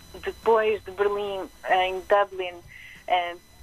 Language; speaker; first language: Portuguese; native; Portuguese